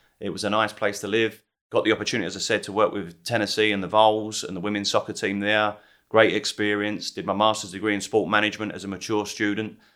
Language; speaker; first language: English; native; English